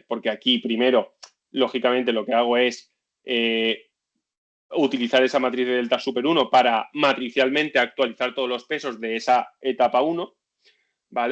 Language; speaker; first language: Spanish; native; Spanish